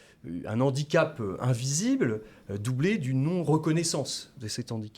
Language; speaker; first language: French; native; French